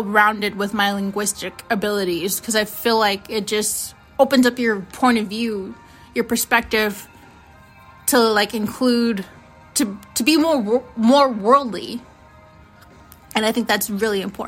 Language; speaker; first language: English; early bilingual, other home language; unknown